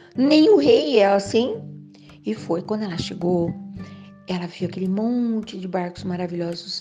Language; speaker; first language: Portuguese; native; Portuguese